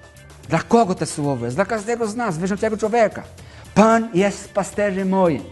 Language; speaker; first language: Polish; non-native, learner; Portuguese